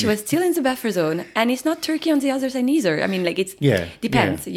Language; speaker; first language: English; non-native, fluent; French